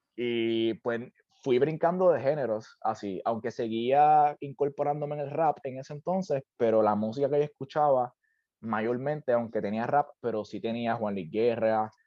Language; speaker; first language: Spanish; native; Spanish